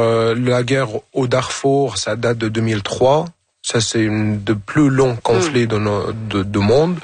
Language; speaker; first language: French; non-native, fluent; Arabic